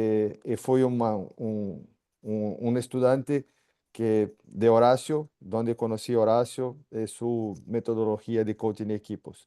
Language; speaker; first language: Spanish; non-native, fluent; Portuguese